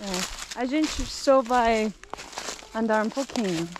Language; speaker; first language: Portuguese; non-native, learner; English